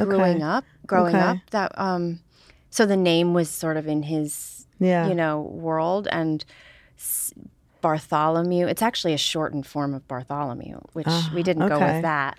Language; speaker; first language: English; native; English